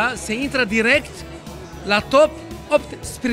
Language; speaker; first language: Romanian; non-native, learner; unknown